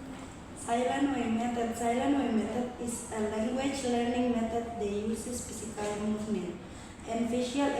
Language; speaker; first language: English; non-native, learner; Indonesian